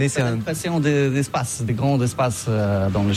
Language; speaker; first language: French; non-native, learner; Polish